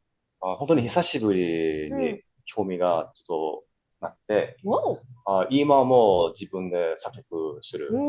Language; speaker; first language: Japanese; non-native, fluent; English